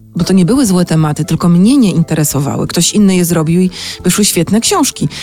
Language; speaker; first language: Polish; native; Polish